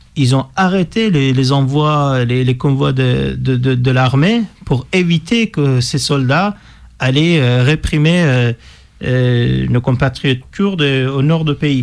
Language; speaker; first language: French; non-native, fluent; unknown